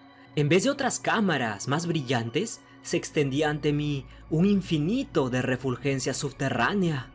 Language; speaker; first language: Spanish; native; Spanish